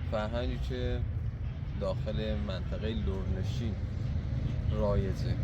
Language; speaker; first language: Persian; native; Persian